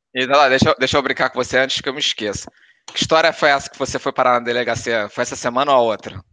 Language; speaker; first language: Portuguese; native; Portuguese